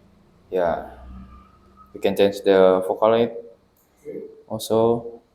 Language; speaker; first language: English; non-native, learner; Indonesian